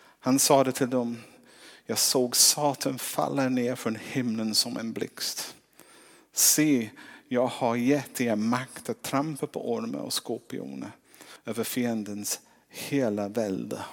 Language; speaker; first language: Swedish; non-native, fluent; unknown